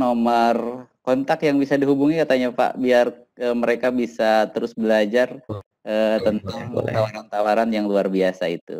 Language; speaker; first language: Indonesian; native; Indonesian